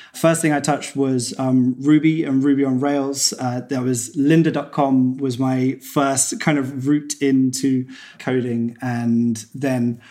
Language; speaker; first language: English; native; English